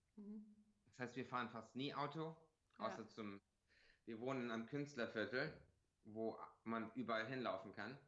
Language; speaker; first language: German; native; German